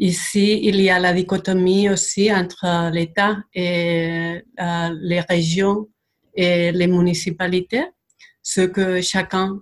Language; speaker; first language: French; non-native, fluent; Spanish